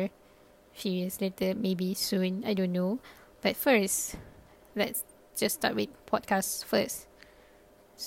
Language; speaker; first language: English; non-native, local second language; Malay